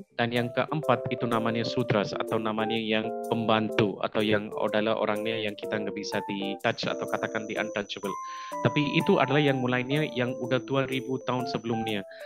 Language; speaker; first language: Indonesian; non-native, fluent; Hindi